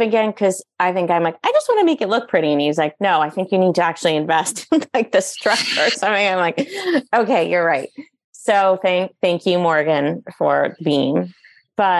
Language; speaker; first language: English; native; English